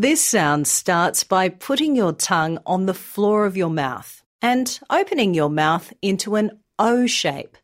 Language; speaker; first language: English; native; English